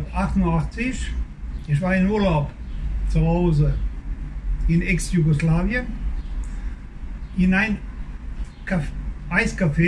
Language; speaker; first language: German; non-native, learner; Croatian